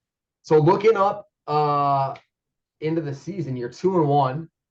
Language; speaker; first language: English; native; English